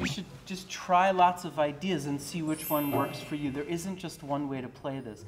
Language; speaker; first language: English; native; English